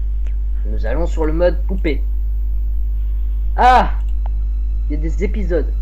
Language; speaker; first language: French; native; French